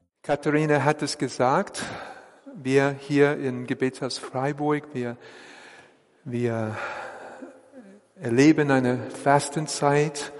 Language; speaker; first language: German; non-native, fluent; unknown